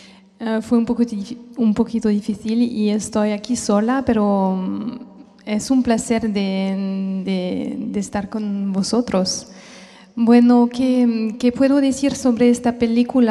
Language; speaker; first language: Spanish; non-native, fluent; French